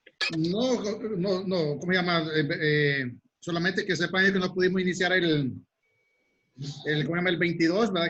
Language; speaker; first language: Spanish; native; Spanish